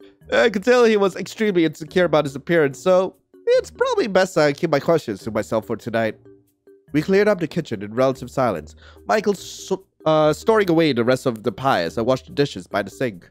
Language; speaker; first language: English; native; English